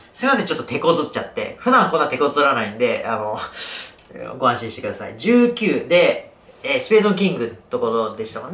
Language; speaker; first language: Japanese; native; Japanese